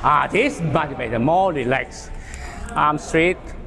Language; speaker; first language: English; non-native, learner; Chinese